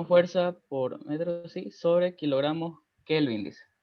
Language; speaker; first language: Spanish; native; Spanish